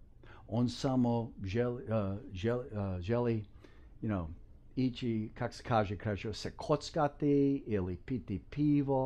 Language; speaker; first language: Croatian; early bilingual, heritage; English